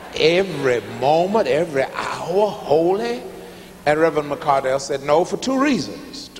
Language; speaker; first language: English; native; English